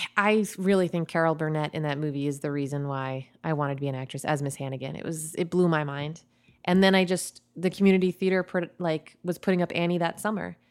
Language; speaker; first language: English; native; English